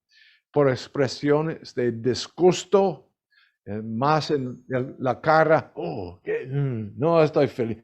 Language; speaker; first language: Spanish; non-native, learner; English